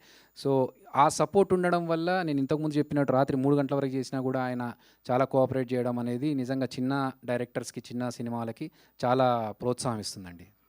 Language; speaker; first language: Telugu; native; Telugu